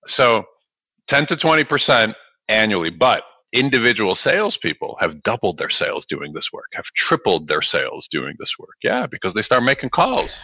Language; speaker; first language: English; early bilingual, other home language; Russian